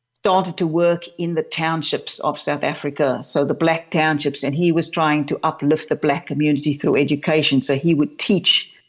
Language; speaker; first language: English; native; English